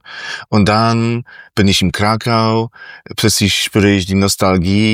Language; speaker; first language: German; non-native, fluent; Polish